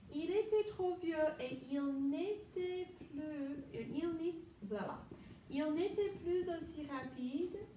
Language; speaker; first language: French; non-native, fluent; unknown